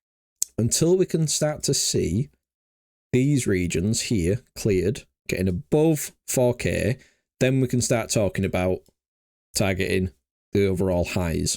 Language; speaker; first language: English; native; English